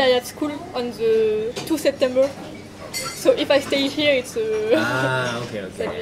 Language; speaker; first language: English; non-native, learner; French